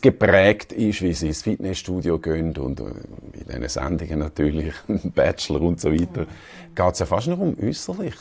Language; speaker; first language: German; native; German